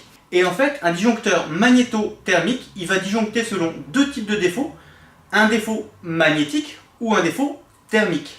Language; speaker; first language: French; native; French